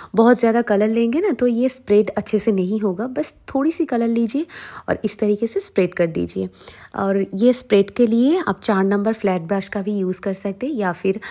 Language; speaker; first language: Hindi; non-native, local second language; Bangla